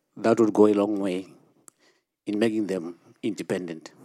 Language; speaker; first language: English; non-native, local second language; Shona